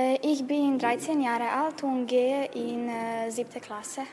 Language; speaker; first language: German; non-native, learner; Serbian